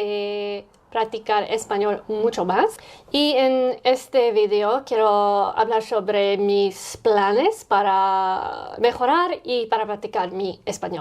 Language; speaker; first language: Spanish; non-native, learner; English